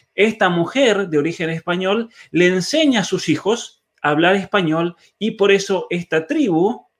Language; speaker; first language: Spanish; native; Spanish